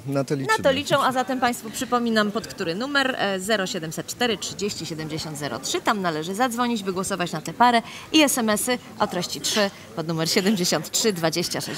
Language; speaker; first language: Polish; native; Polish